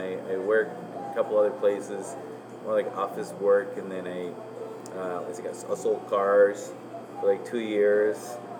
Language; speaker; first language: English; non-native, fluent; Spanish